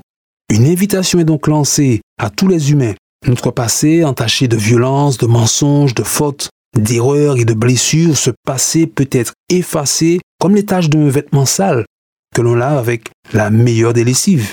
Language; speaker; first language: French; native; French